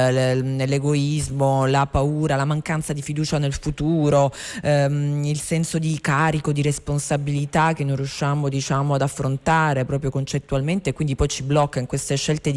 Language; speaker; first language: Italian; native; Italian